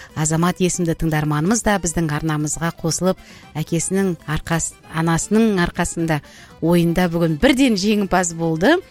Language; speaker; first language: Kazakh; native; Kazakh